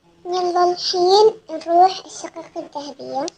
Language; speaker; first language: Arabic; native; Arabic